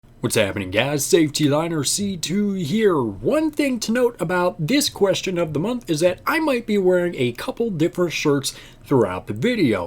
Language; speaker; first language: English; native; English